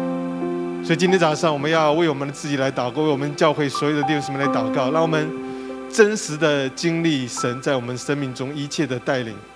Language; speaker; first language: Chinese; native; Chinese